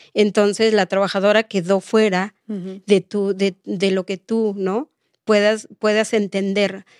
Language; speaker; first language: Spanish; non-native, local second language; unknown